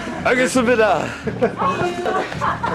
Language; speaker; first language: Korean; non-native, learner; English